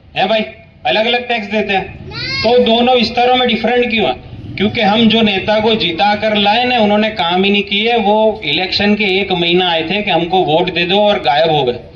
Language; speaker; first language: Hindi; non-native, local second language; Gujarati